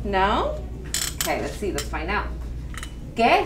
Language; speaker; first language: English; early bilingual, other home language; Spanish